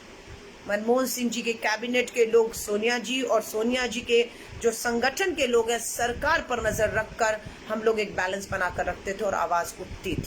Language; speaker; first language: Hindi; native; Hindi